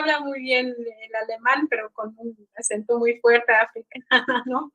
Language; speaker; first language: Spanish; non-native, fluent; Kikuyu